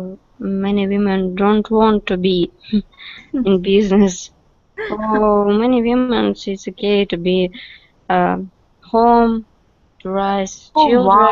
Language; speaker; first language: English; non-native, learner; Russian